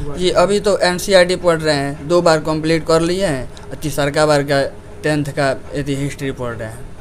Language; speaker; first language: Hindi; native; Hindi